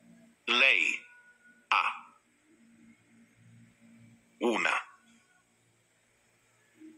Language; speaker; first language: Italian; non-native, learner; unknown